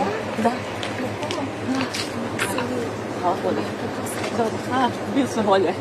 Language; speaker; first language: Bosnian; early bilingual, heritage; Bosnian